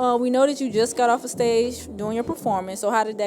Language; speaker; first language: English; native; English